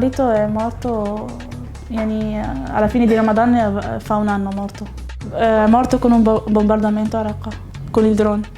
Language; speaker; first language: Italian; early bilingual, other home language; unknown